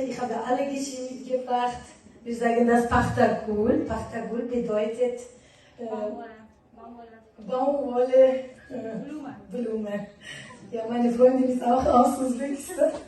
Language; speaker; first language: German; non-native, learner; Tajik